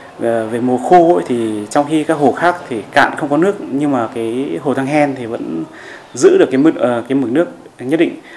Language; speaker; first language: Vietnamese; native; Vietnamese